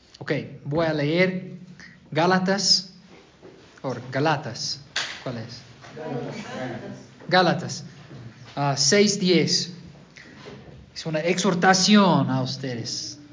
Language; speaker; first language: Spanish; non-native, fluent; English